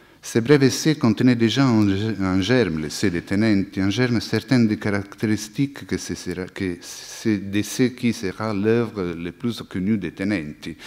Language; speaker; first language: French; non-native, fluent; Italian